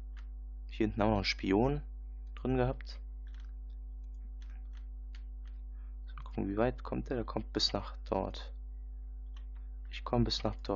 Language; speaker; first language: German; native; German